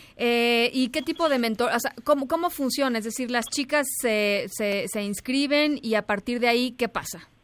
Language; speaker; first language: Spanish; native; Spanish